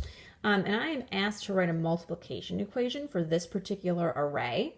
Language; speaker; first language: English; native; English